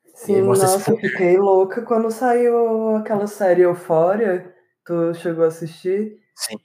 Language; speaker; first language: Portuguese; native; Portuguese